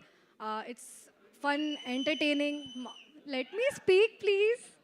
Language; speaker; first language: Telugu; non-native, local second language; Hindi